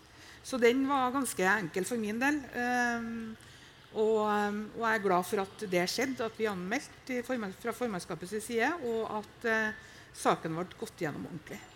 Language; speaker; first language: Norwegian; native; Norwegian